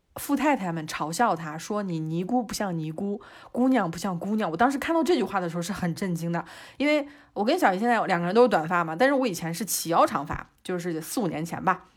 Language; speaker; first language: Chinese; native; Chinese